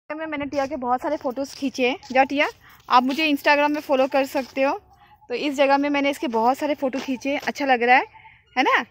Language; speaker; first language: Hindi; non-native, local second language; Nepali